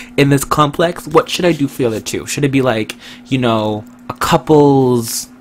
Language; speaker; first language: English; native; English